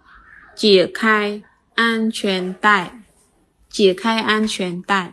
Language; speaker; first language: Chinese; non-native, fluent; Khmer